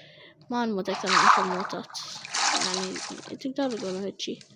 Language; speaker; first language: Arabic; native; Arabic